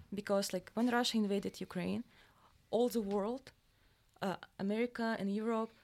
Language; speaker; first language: English; non-native, fluent; Russian